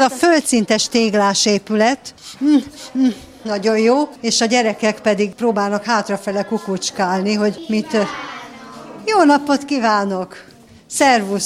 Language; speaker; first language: Hungarian; native; Hungarian